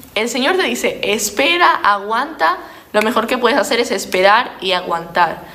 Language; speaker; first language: Spanish; native; Spanish